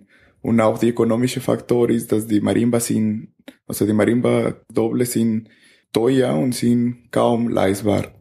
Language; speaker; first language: German; non-native, learner; Spanish